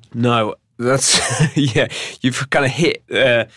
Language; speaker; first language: English; native; English